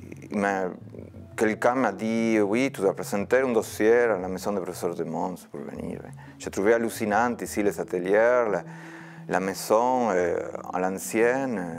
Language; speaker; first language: French; non-native, fluent; Spanish